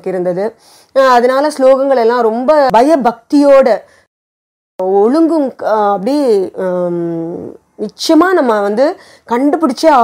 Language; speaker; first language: Tamil; native; Tamil